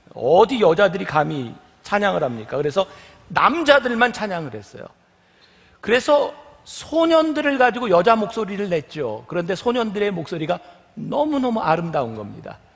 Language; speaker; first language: Korean; native; Korean